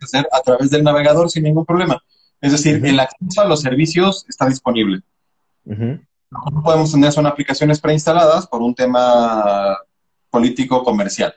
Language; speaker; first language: Spanish; native; Spanish